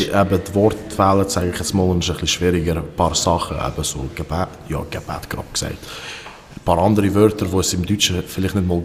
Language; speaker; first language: German; early bilingual, other home language; Albanian